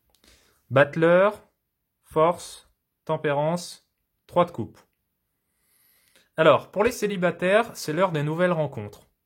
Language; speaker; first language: French; native; French